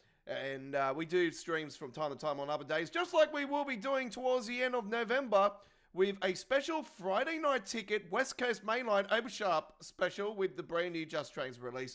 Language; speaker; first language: English; native; English